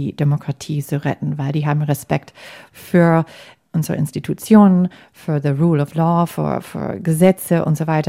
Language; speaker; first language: German; non-native, fluent; English